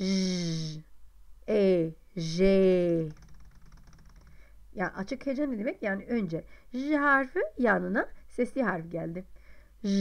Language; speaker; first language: Turkish; non-native, fluent; Arabic